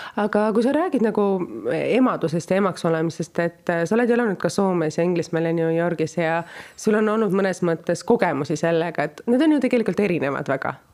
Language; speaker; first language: Estonian; native; Estonian